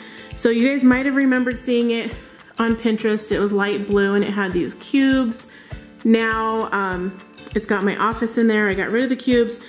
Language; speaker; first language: English; native; English